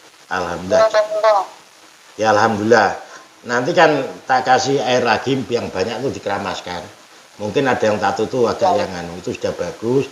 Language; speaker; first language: Indonesian; non-native, local second language; Javanese